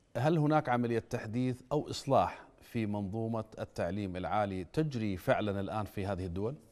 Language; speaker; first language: Arabic; native; Arabic